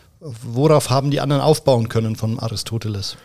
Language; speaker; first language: German; native; German